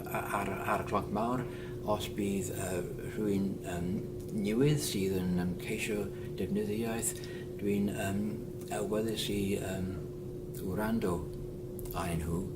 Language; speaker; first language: Welsh; non-native, learner; English